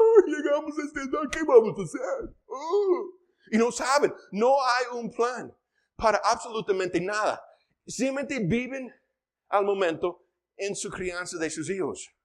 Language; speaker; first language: Spanish; non-native, fluent; English